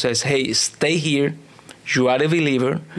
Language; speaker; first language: English; non-native, learner; Spanish